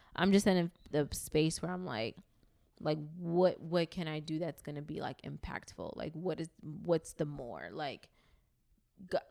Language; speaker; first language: English; native; English